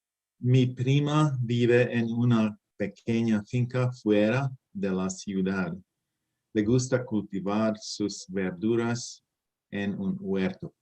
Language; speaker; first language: Spanish; non-native, learner; English